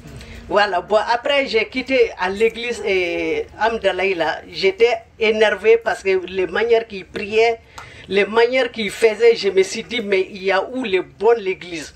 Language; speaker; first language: French; non-native, local second language; Bambara